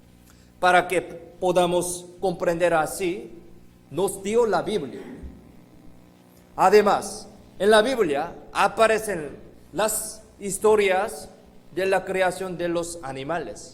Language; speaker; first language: Spanish; non-native, fluent; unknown